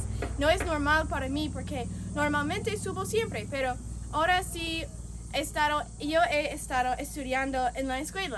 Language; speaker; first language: Spanish; non-native, fluent; English